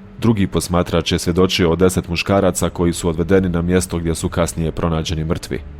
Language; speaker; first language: Bosnian; native; Bosnian